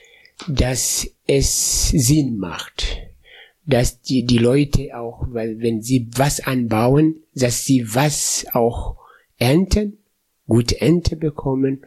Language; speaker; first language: German; non-native, fluent; Swahili